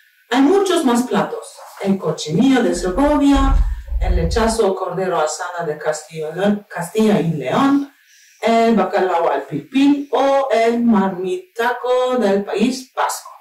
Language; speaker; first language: Spanish; non-native, fluent; Turkish